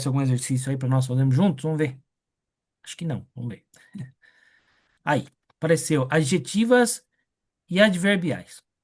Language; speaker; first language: Portuguese; non-native, learner; Spanish